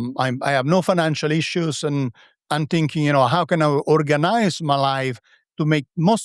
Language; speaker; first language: English; non-native, fluent; Italian